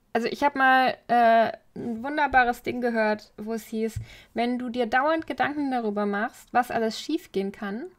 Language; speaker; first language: German; native; German